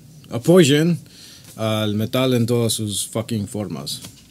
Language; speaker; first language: Spanish; non-native, learner; English